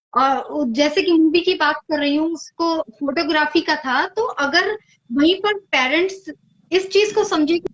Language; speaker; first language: Hindi; native; Hindi